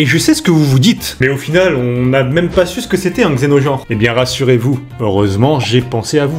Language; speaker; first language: French; native; French